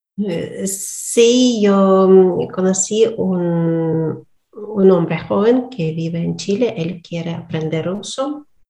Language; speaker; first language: Spanish; non-native, learner; Russian